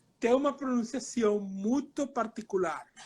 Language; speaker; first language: Portuguese; non-native, fluent; Spanish